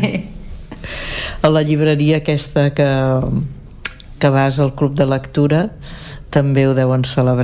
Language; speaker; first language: Catalan; native; Catalan